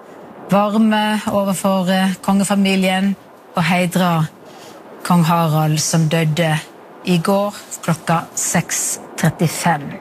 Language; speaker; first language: Norwegian; native; Norwegian